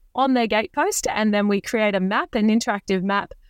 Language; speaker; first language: English; native; English